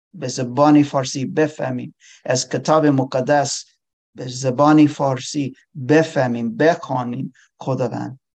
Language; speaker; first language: Persian; non-native, learner; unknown